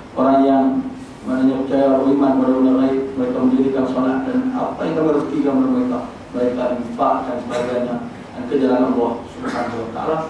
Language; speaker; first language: Malay; native; Malay